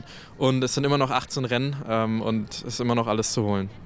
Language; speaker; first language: German; native; German